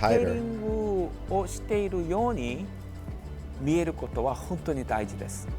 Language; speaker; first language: Japanese; non-native, learner; Korean